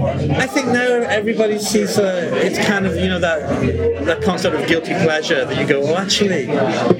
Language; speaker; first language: English; native; English